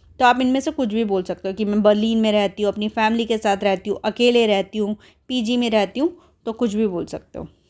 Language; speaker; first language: Hindi; native; Hindi